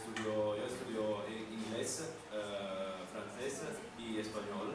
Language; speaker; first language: Spanish; non-native, learner; Italian